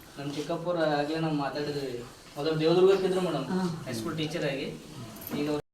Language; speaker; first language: Kannada; non-native, local second language; Lambadi